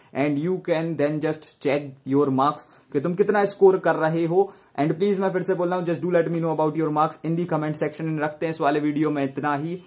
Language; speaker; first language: Hindi; native; Hindi